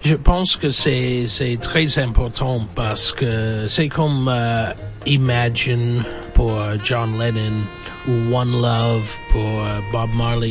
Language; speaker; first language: French; non-native, learner; English